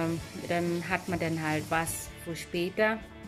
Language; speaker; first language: German; non-native, fluent; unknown